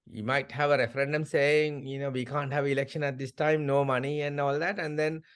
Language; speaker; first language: English; non-native, local second language; Sinhala